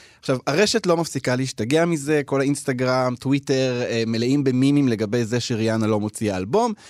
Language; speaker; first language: Hebrew; native; Hebrew